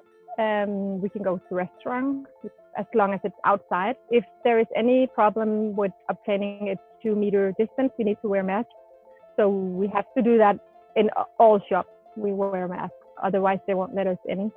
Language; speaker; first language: English; non-native, fluent; Danish